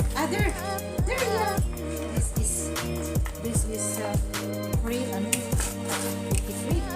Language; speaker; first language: English; non-native, local second language; Filipino